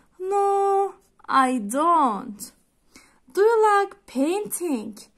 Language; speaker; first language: English; non-native, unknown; Turkish